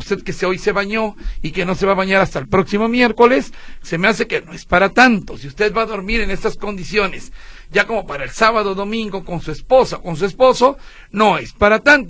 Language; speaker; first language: Spanish; native; Spanish